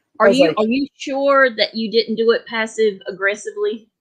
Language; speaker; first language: English; native; English